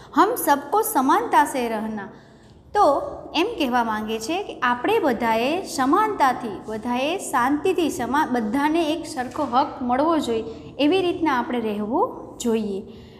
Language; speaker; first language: Hindi; non-native, local second language; Gujarati